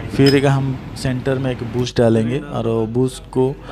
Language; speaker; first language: Hindi; non-native, local second language; Odia